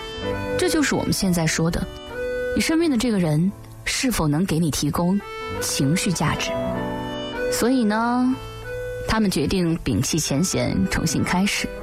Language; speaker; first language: Chinese; native; Chinese